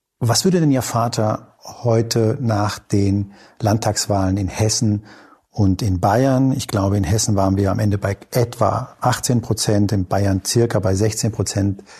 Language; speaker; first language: German; early bilingual, other home language; Spanish